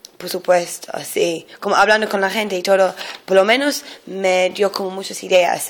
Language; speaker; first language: Spanish; non-native, fluent; English